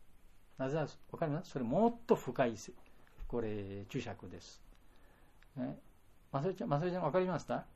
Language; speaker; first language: Japanese; non-native, fluent; Bangla